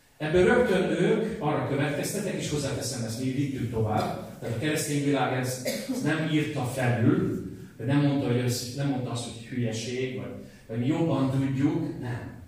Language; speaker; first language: Hungarian; native; Hungarian